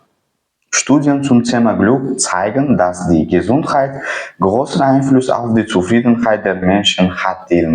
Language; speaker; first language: German; non-native, fluent; Uzbek